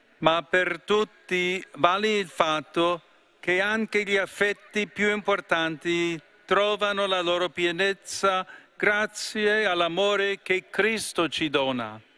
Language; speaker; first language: Italian; non-native, fluent; English